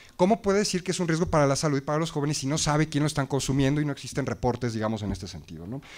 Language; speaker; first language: Spanish; native; Spanish